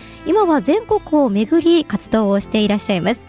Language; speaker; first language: Japanese; native; Japanese